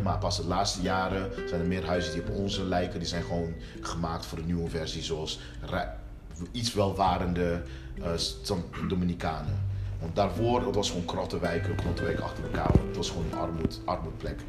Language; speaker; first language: Dutch; early bilingual, other home language; Papiamento